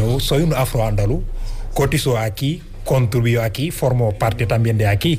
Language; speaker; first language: Spanish; non-native, fluent; Wolof